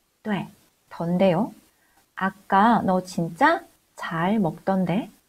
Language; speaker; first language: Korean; non-native, fluent; Chinese